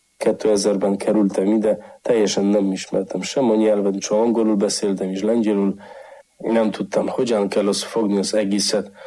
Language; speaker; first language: Hungarian; non-native, fluent; Polish